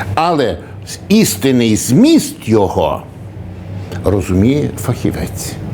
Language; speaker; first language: Ukrainian; native; Ukrainian